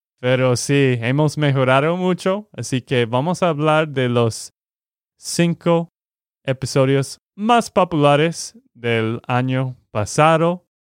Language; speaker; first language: Spanish; non-native, fluent; English